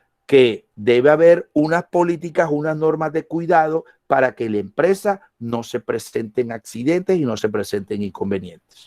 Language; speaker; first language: Spanish; native; Spanish